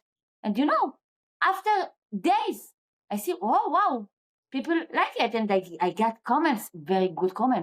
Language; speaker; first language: English; non-native, learner; Hebrew